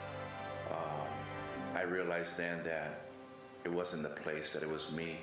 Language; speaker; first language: English; native; English